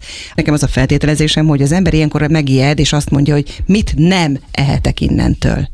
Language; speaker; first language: Hungarian; native; Hungarian